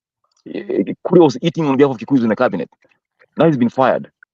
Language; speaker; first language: English; non-native, local second language; Swahili